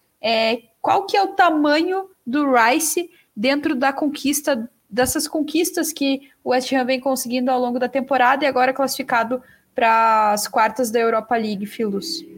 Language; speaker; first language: Portuguese; native; Portuguese